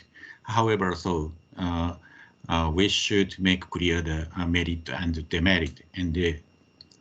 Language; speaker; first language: English; non-native, fluent; Japanese